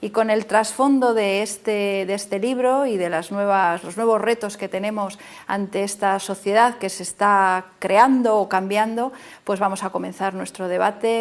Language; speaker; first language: Spanish; native; Spanish